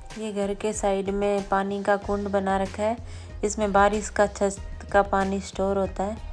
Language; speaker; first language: Hindi; non-native, local second language; Marwari